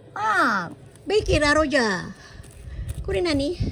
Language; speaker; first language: Japanese; non-native, learner; Filipino